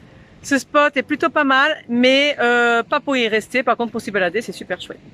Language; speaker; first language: French; native; French